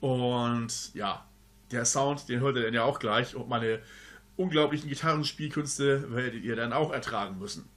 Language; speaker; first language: German; native; German